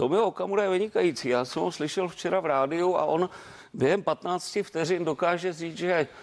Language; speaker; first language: Czech; native; Czech